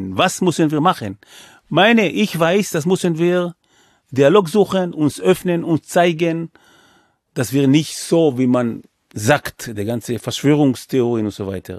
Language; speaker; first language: German; non-native, fluent; Hebrew